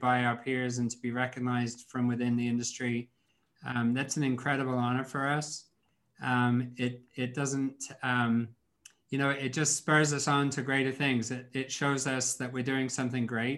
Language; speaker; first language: English; native; English